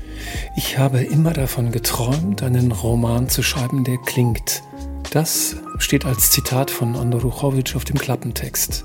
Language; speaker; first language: German; native; German